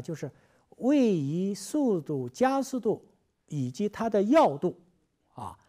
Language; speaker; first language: Chinese; native; Chinese